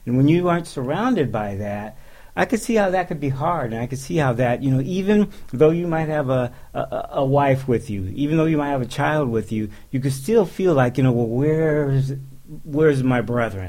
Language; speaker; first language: English; native; English